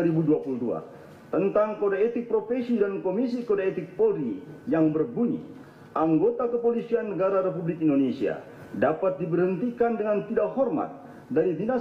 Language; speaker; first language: Indonesian; native; Indonesian